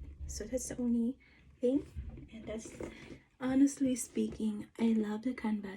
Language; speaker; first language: English; non-native, fluent; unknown